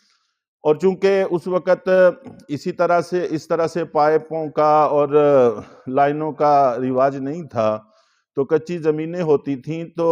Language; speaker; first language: Urdu; native; Urdu